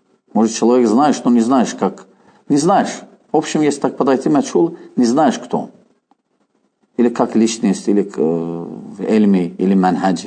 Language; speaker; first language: Russian; non-native, fluent; Azerbaijani